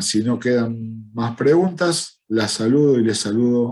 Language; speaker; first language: Spanish; native; Spanish